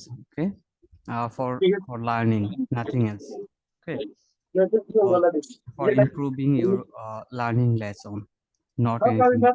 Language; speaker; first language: English; non-native, fluent; Bangla